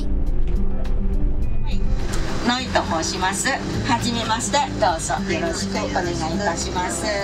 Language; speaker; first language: Japanese; non-native, fluent; Thai